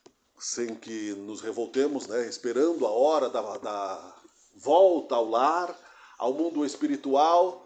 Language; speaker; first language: Portuguese; native; Portuguese